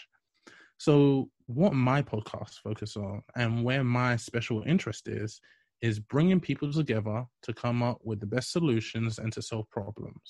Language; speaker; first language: English; native; English